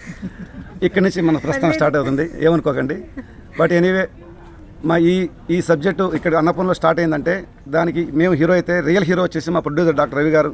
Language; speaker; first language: Telugu; native; Telugu